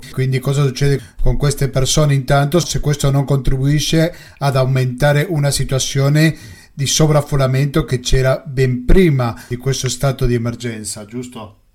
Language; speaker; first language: Italian; non-native, fluent; Spanish